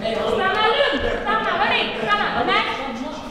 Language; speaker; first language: Swedish; native; Swedish